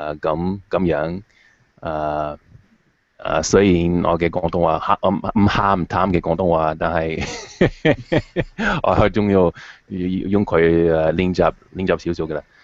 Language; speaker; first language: Cantonese; non-native, fluent; English